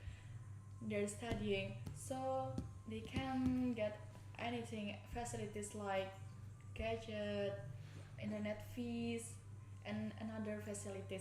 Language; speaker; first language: English; non-native, learner; Indonesian